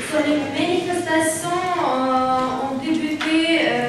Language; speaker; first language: French; non-native, learner; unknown